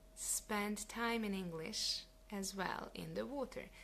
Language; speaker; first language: English; non-native, fluent; Hungarian